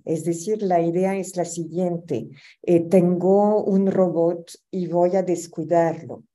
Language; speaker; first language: Spanish; non-native, fluent; French